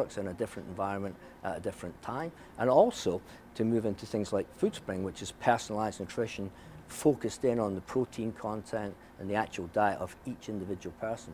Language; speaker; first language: English; native; English